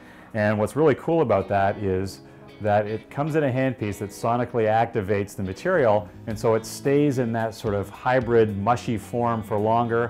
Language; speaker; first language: English; native; English